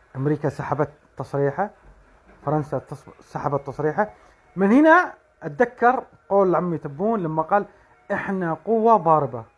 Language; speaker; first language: Arabic; native; Arabic